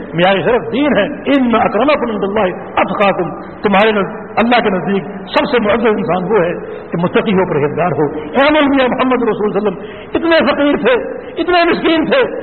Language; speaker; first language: Urdu; native; Urdu